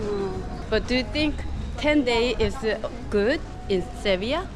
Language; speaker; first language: English; non-native, learner; Korean